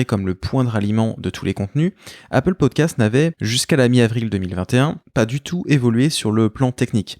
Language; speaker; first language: French; native; French